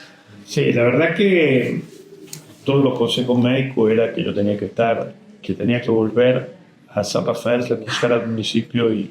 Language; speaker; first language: Spanish; native; Spanish